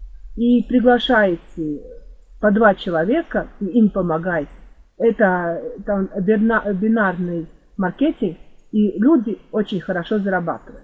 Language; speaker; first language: Russian; non-native, fluent; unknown